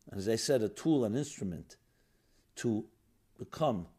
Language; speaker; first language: English; native; English